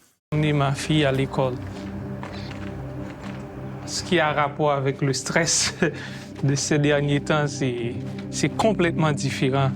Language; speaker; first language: French; non-native, local second language; Haitian Creole